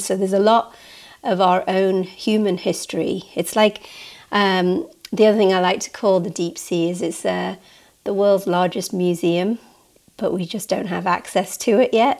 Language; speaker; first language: English; native; English